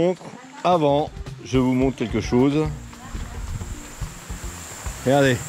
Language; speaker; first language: French; native; French